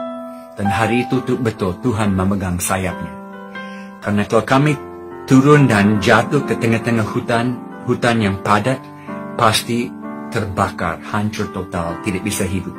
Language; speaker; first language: Indonesian; non-native, fluent; English